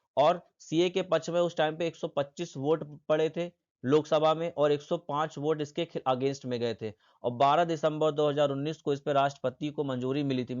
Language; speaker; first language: Hindi; native; Hindi